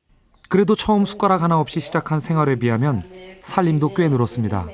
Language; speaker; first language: Korean; native; Korean